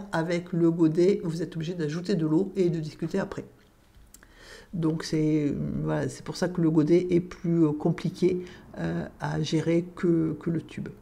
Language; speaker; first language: French; native; French